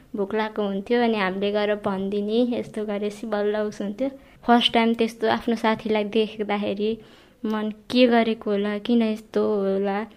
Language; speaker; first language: Nepali; native; Nepali